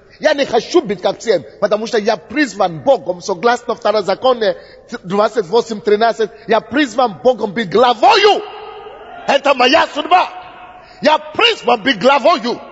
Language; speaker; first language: Russian; non-native, fluent; Yoruba